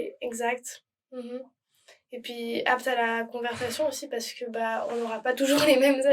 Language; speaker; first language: French; native; French